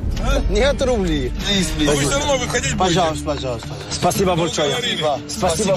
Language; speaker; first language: Russian; non-native, learner; French